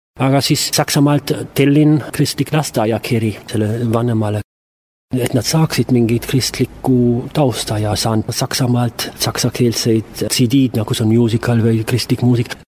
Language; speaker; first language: Estonian; non-native, fluent; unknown